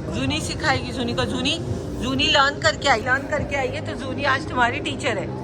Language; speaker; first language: Hindi; native; Hindi